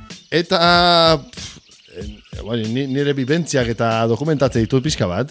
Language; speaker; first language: Basque; early bilingual, heritage; Basque